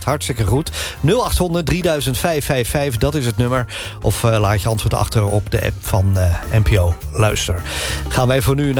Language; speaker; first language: Dutch; native; Dutch